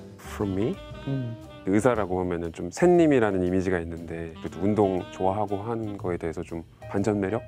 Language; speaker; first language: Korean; native; Korean